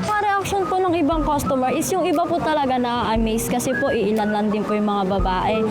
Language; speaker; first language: Filipino; native; Filipino